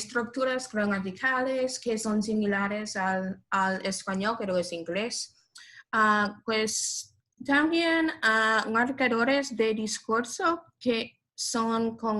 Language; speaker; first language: Spanish; non-native, learner; English